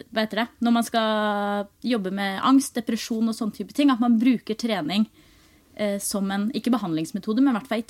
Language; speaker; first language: Norwegian; native; Norwegian